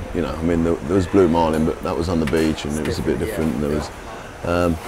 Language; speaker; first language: English; native; English